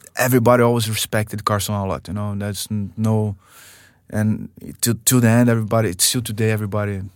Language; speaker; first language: English; non-native, fluent; Portuguese